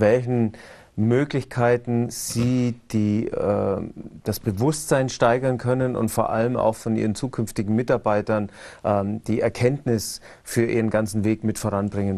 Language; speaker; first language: German; native; German